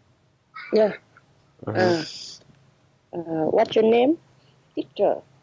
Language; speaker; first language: English; non-native, learner; Vietnamese